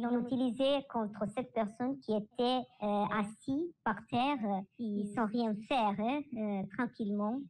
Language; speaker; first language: French; non-native, learner; Italian